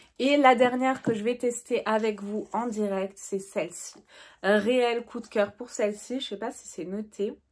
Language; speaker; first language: French; native; French